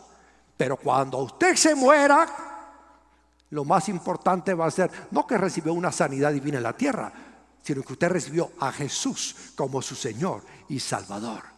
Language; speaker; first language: Spanish; native; Spanish